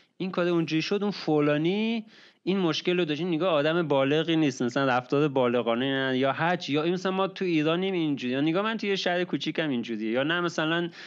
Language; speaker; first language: Persian; native; Persian